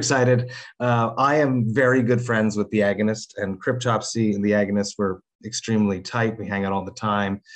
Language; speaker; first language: English; native; English